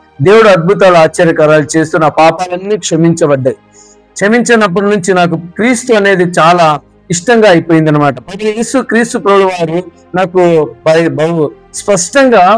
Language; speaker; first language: Telugu; non-native, local second language; Lambadi